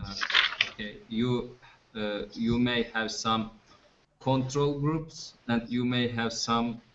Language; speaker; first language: English; non-native, fluent; Turkish